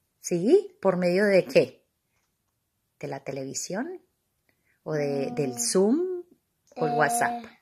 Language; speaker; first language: Spanish; native; Spanish